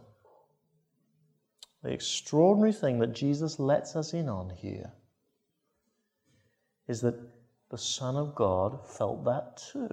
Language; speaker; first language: English; native; English